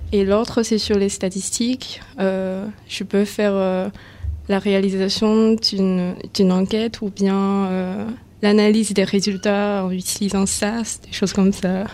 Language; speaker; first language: French; non-native, fluent; Chinese